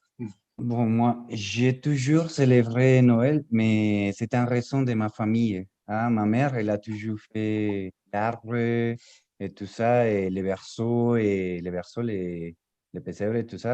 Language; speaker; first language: French; non-native, fluent; Spanish